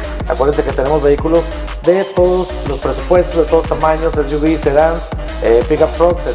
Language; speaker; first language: Spanish; native; Spanish